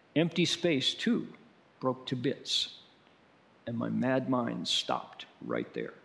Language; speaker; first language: English; native; English